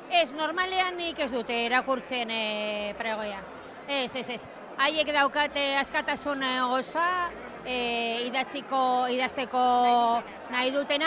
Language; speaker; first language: Basque; non-native, local second language; Spanish